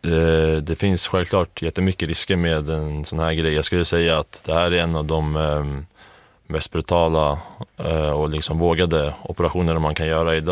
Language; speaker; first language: Swedish; native; Swedish